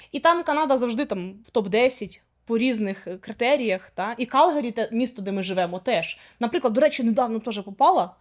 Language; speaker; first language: Ukrainian; native; Ukrainian